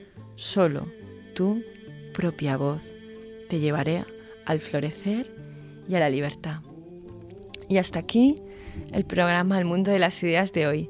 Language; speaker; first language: Spanish; native; Spanish